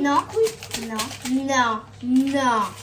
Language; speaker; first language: French; native; French